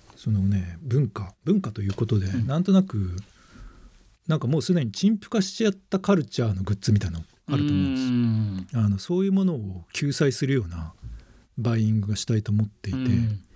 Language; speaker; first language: Japanese; native; Japanese